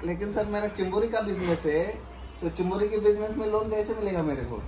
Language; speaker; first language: Hindi; non-native, local second language; Marathi